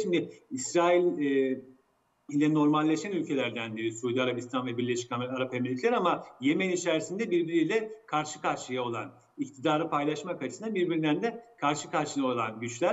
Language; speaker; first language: Turkish; native; Turkish